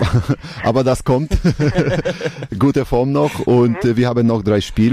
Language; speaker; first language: German; non-native, learner; Polish